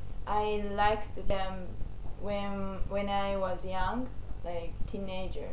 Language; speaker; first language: English; non-native, learner; Japanese